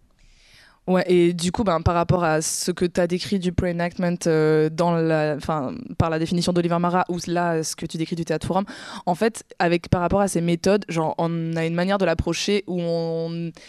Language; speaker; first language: French; native; French